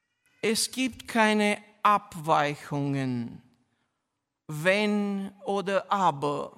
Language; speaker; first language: German; non-native, fluent; Romanian